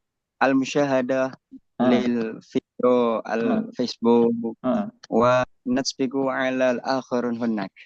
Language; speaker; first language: Arabic; non-native, learner; Indonesian